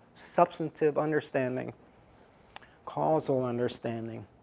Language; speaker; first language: English; non-native, fluent; Estonian